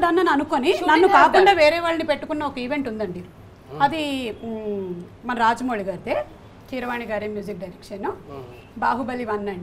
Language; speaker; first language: Telugu; native; Telugu